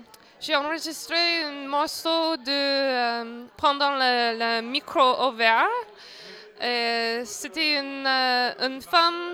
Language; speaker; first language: French; non-native, fluent; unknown